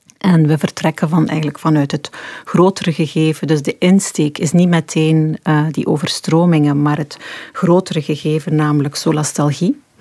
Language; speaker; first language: Dutch; native; Dutch